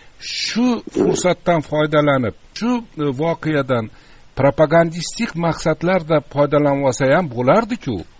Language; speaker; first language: Uzbek; native; Uzbek